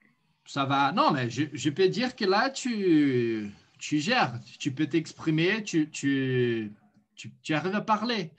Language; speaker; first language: French; non-native, fluent; Portuguese